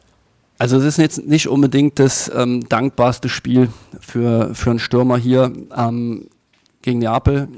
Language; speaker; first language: German; native; German